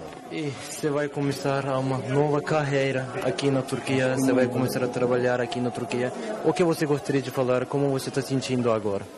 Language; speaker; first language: Portuguese; non-native, fluent; Turkish